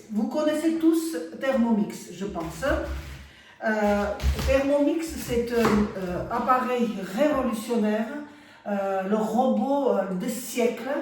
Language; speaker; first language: French; non-native, fluent; Armenian